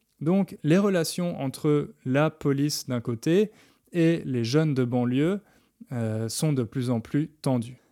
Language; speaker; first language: French; native; French